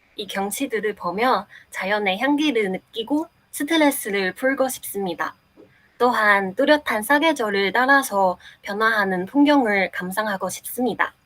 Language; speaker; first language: Korean; non-native, fluent; Chinese